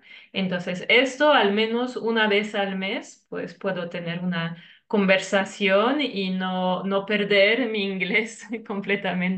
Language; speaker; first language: Spanish; non-native, fluent; French